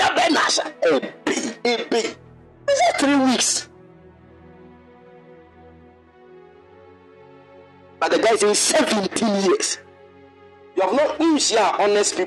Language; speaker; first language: English; non-native, local second language; Akan